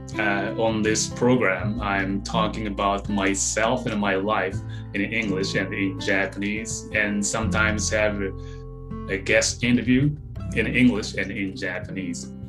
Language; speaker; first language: English; non-native, fluent; Japanese